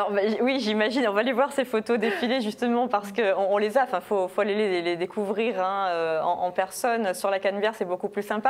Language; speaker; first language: French; native; French